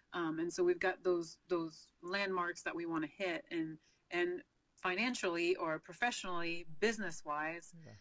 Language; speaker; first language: English; non-native, fluent; French